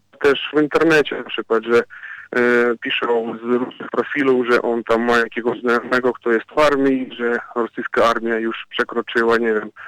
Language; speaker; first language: Polish; non-native, fluent; Ukrainian